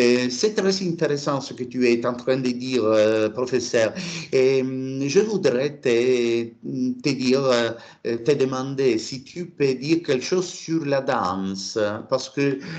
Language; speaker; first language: French; non-native, learner; Italian